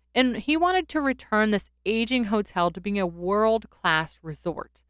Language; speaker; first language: English; native; English